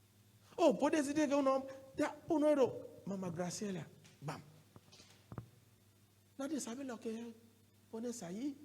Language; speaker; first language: Spanish; non-native, learner; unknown